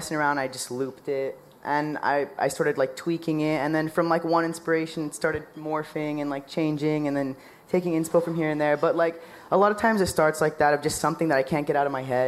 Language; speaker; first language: English; native; English